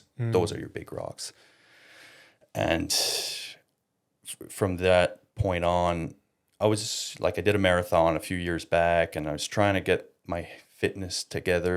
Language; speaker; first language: English; non-native, local second language; French